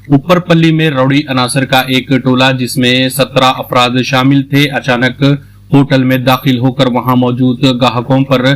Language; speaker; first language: Hindi; non-native, local second language; Urdu